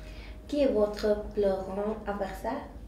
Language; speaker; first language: French; non-native, learner; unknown